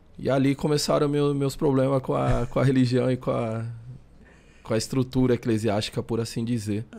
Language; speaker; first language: Portuguese; early bilingual, other home language; Spanish